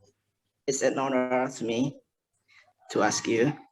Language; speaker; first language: English; non-native, learner; Indonesian